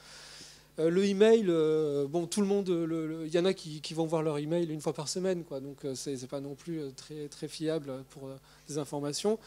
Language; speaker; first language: French; native; French